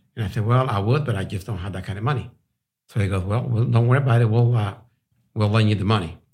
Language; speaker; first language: English; non-native, fluent; Spanish